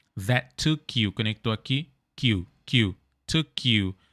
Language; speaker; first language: English; non-native, fluent; Portuguese